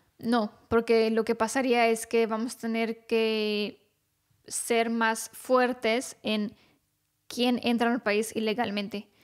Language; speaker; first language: Spanish; non-native, fluent; Romanian